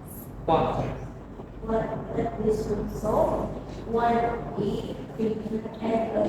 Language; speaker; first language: English; non-native, learner; Indonesian